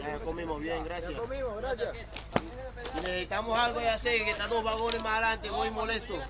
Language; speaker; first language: Spanish; native; Spanish